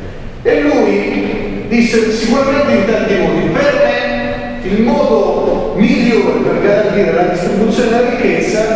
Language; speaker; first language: Italian; native; Italian